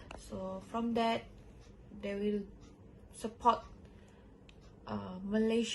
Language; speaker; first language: English; non-native, local second language; Malay